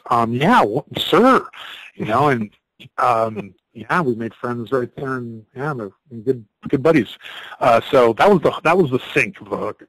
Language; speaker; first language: English; native; English